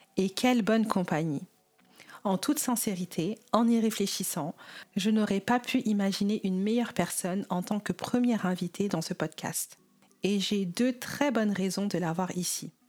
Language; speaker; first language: French; native; French